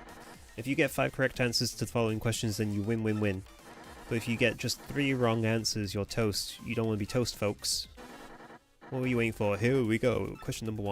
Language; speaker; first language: English; native; English